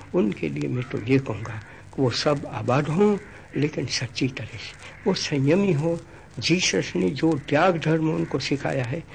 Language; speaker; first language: Hindi; non-native, local second language; Gujarati